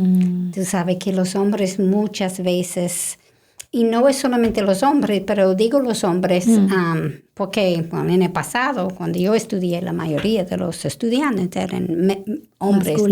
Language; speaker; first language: Spanish; non-native, fluent; English